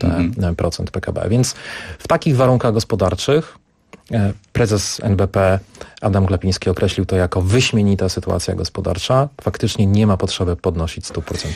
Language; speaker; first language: Polish; native; Polish